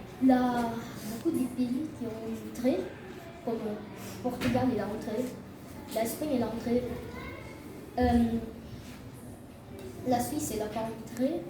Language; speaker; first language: French; non-native, learner; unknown